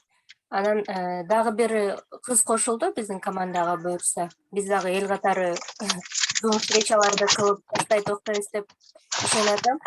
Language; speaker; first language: Kyrgyz; native; Kyrgyz